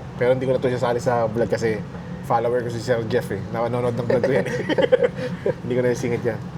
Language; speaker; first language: Filipino; native; Filipino